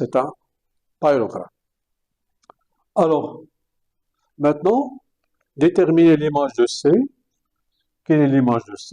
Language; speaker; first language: French; non-native, local second language; Arabic